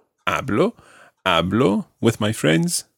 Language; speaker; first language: Spanish; non-native, fluent; English